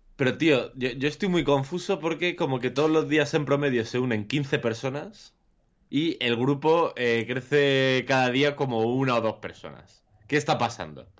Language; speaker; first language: Spanish; native; Spanish